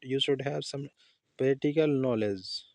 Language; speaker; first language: English; non-native, learner; Hindi